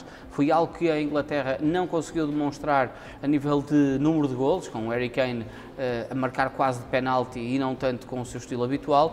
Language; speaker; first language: Portuguese; native; Portuguese